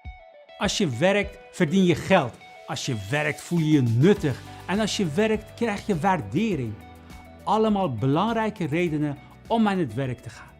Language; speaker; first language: Dutch; non-native, fluent; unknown